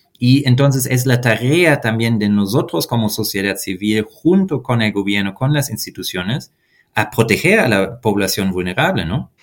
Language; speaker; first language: Spanish; non-native, fluent; German